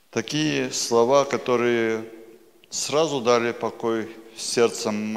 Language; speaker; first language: Polish; non-native, learner; Russian